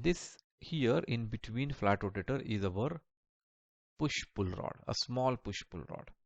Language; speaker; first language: English; non-native, local second language; Marathi